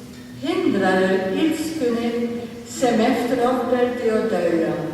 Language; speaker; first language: Icelandic; non-native, learner; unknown